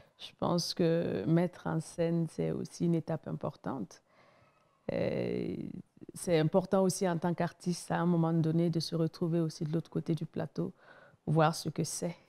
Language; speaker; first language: French; non-native, local second language; Mossi